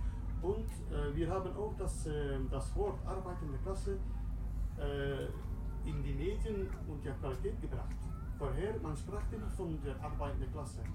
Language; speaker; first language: German; non-native, learner; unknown